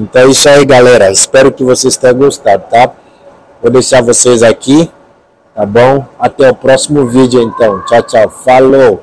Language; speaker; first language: Portuguese; non-native, learner; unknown